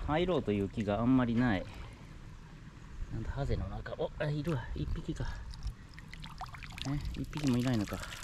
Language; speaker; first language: Japanese; native; Japanese